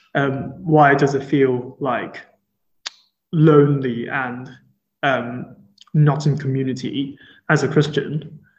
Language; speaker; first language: English; non-native, local second language; Cantonese